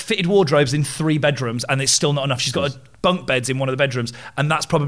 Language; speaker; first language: English; native; English